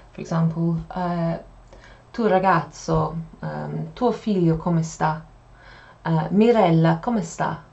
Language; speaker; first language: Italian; non-native, fluent; English